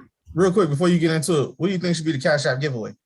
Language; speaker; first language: English; native; English